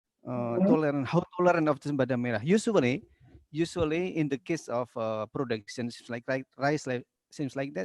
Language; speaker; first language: English; non-native, learner; Indonesian